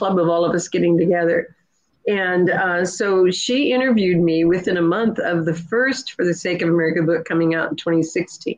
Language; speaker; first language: English; native; English